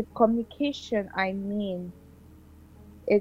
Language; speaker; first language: English; non-native, local second language; Igbo